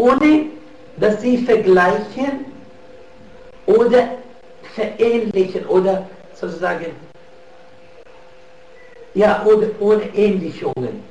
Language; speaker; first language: German; non-native, fluent; Arabic